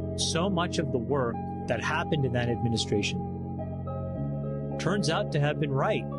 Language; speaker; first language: English; native; English